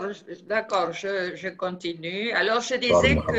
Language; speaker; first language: French; non-native, fluent; Spanish